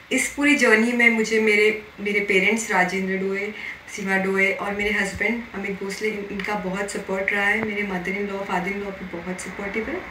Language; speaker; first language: Hindi; non-native, local second language; Marathi